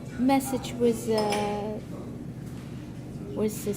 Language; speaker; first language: English; non-native, learner; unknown